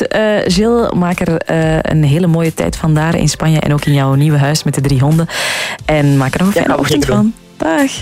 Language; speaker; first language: Dutch; native; Dutch